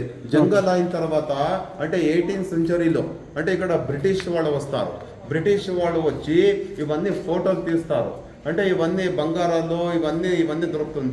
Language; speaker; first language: Telugu; non-native, local second language; Kannada